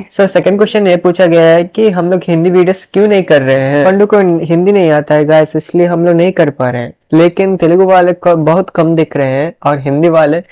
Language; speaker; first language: Hindi; non-native, local second language; Bangla